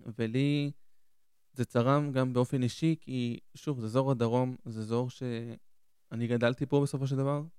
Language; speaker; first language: Hebrew; early bilingual, other home language; Spanish